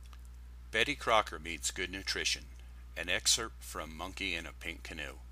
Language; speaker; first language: English; native; English